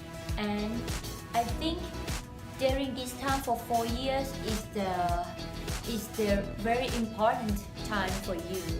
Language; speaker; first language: English; non-native, fluent; Thai